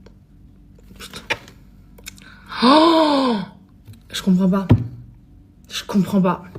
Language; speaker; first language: French; native; French